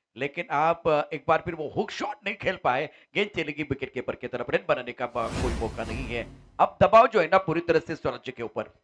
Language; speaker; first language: Hindi; non-native, local second language; Marathi